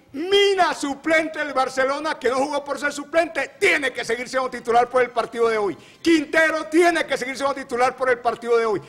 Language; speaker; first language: Spanish; native; Spanish